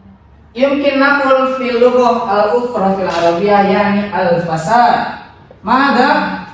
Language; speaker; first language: Arabic; non-native, fluent; Indonesian